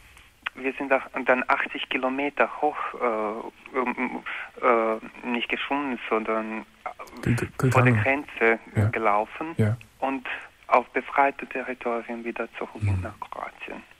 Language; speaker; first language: German; non-native, learner; Croatian